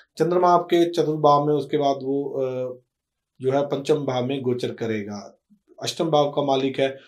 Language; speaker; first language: Hindi; native; Hindi